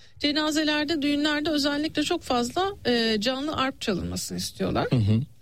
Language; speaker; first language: Turkish; native; Turkish